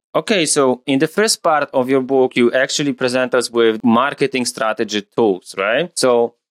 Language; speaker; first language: English; non-native, fluent; Polish